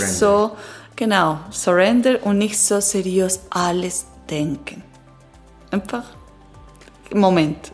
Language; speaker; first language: German; non-native, learner; Italian